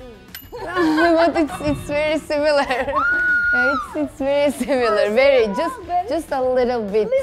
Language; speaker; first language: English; non-native, fluent; Turkish